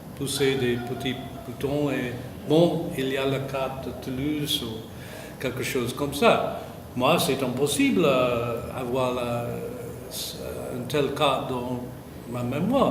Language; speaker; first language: French; non-native, fluent; English